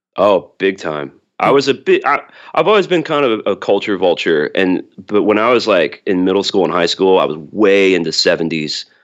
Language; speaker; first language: English; native; English